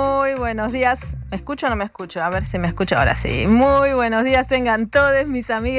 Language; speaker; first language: Spanish; native; Spanish